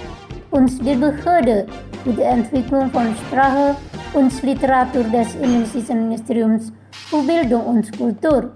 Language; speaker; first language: German; non-native, fluent; Indonesian